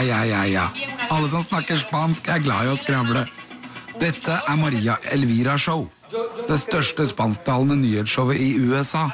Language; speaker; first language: Norwegian; native; Norwegian